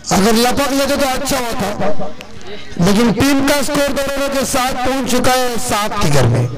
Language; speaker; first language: Hindi; non-native, local second language; Marathi